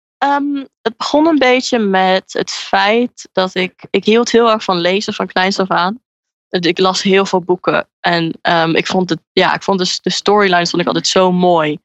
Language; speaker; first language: Dutch; native; Dutch